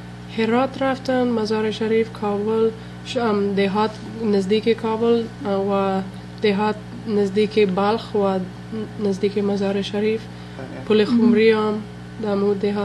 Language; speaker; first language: Persian; non-native, local second language; English